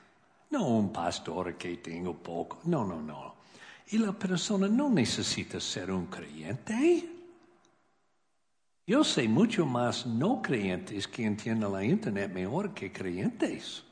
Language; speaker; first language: Spanish; non-native, learner; English